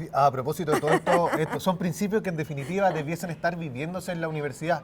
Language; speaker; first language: Spanish; native; Spanish